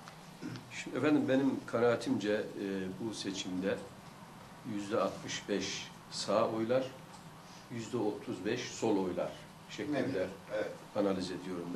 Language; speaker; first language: Turkish; native; Turkish